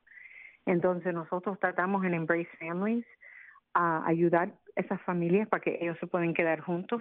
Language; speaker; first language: Spanish; early bilingual, other home language; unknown